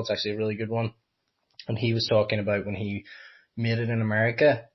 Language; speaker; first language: English; native; English